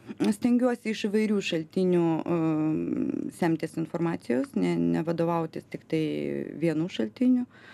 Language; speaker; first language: Lithuanian; non-native, local second language; Russian